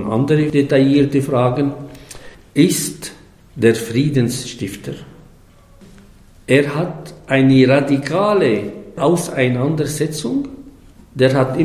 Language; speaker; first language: German; non-native, fluent; Arabic